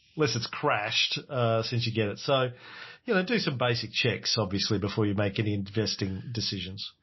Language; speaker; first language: English; native; English